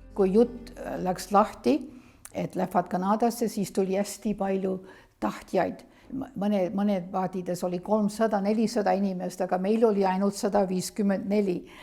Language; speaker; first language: Estonian; early bilingual, heritage; Estonian